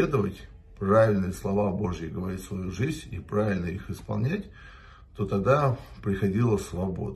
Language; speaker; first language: Russian; native; Russian